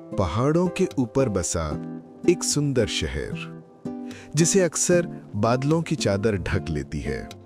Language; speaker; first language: Hindi; non-native, fluent; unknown